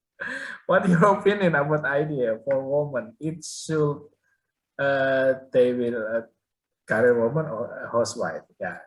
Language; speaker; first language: English; non-native, learner; Indonesian